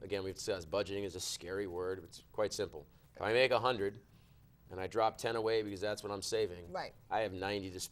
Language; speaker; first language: English; native; English